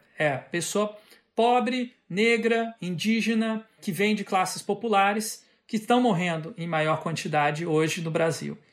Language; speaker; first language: Portuguese; native; Portuguese